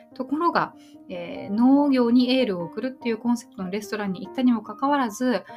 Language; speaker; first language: Japanese; native; Japanese